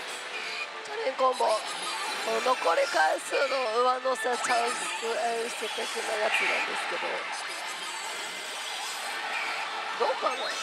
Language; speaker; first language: Japanese; native; Japanese